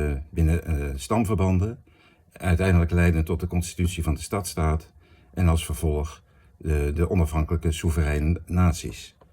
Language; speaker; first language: Dutch; native; Dutch